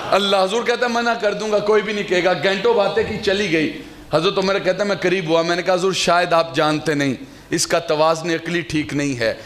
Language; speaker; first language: Urdu; non-native, local second language; Punjabi